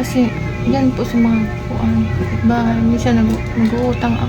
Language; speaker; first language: Filipino; non-native, local second language; Waray